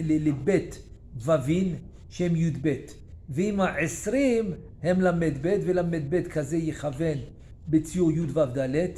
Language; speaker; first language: Hebrew; non-native, fluent; French